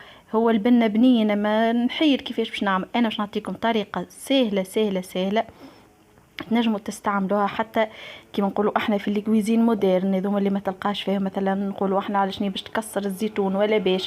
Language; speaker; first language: Arabic; native; Arabic